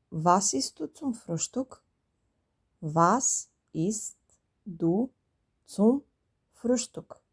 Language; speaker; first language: German; non-native, fluent; Serbian